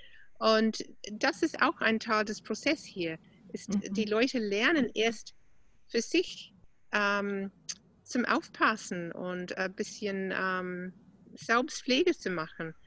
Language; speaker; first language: German; non-native, fluent; English